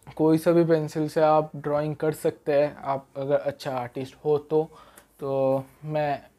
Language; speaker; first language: Hindi; non-native, local second language; Bangla